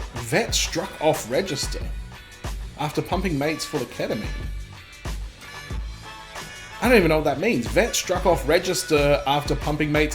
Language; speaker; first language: English; native; English